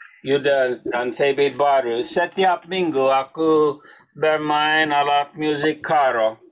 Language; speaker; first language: Indonesian; non-native, learner; English